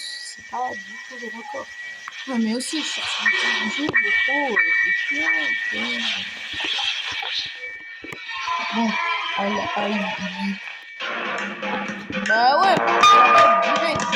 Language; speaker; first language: French; native; French